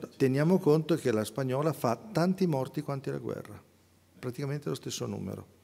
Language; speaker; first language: Italian; native; Italian